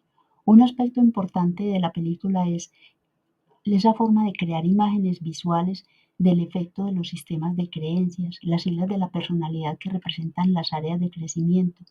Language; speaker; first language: Spanish; native; Spanish